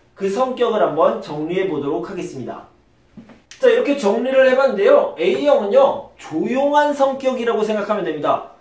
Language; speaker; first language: Korean; native; Korean